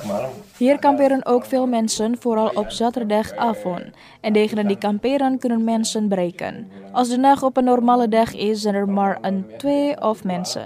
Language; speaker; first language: Dutch; non-native, learner; Indonesian